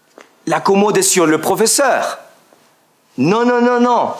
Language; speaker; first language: French; non-native, fluent; Spanish